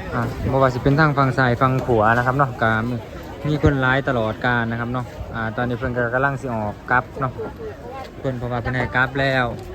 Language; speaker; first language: Thai; non-native, local second language; Lao